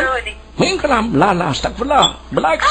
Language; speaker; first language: Arabic; non-native, learner; Urdu